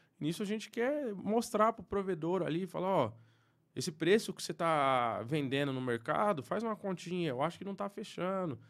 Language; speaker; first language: Portuguese; native; Portuguese